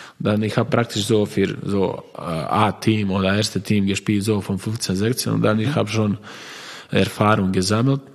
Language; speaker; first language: German; non-native, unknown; Croatian